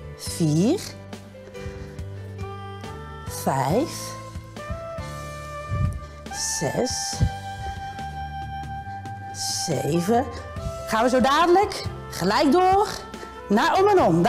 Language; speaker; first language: Dutch; native; Dutch